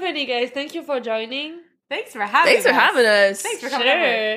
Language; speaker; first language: English; non-native, fluent; French